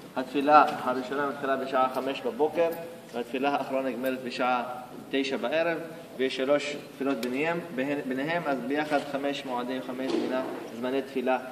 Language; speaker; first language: Hebrew; non-native, local second language; Arabic